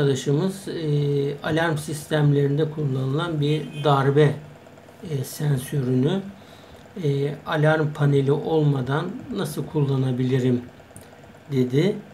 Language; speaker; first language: Turkish; native; Turkish